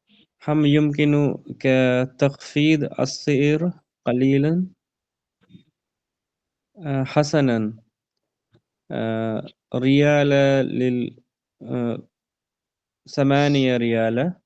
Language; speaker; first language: Arabic; non-native, learner; Urdu